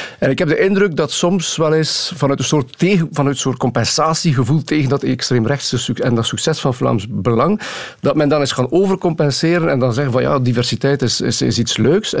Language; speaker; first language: Dutch; native; Dutch